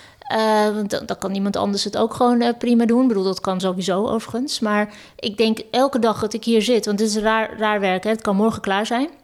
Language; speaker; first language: Dutch; early bilingual, other home language; Turkish